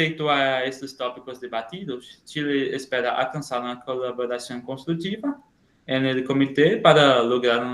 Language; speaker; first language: Spanish; non-native, learner; Portuguese